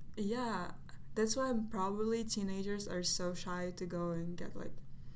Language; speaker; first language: English; non-native, fluent; Russian